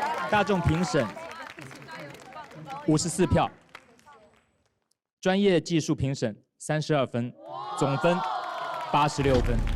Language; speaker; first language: Chinese; native; Chinese